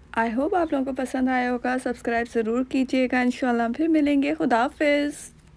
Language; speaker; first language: Urdu; native; Urdu